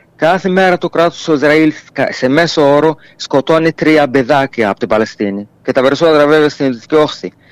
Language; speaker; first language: Greek; non-native, fluent; Arabic